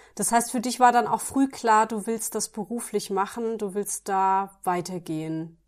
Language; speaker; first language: German; native; German